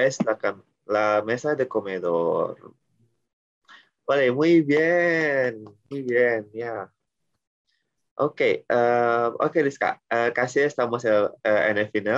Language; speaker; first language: Spanish; non-native, learner; Indonesian